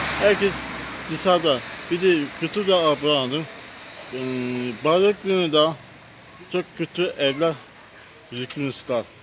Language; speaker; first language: Turkish; non-native, learner; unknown